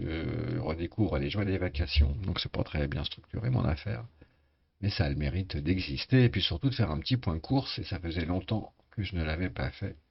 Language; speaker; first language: French; native; French